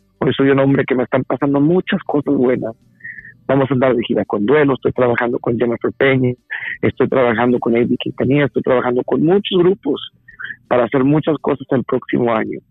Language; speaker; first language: Spanish; early bilingual, heritage; Spanish